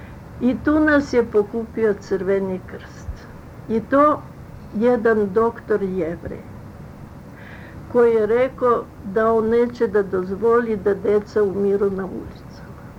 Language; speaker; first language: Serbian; early bilingual, other home language; Russian